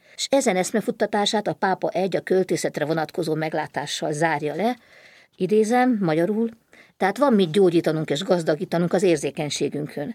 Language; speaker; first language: Hungarian; native; Hungarian